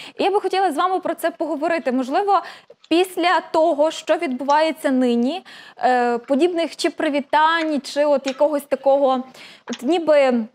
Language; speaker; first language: Ukrainian; native; Ukrainian